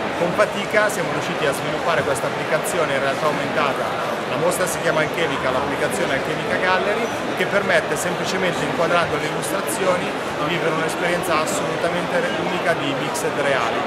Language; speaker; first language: Italian; native; Italian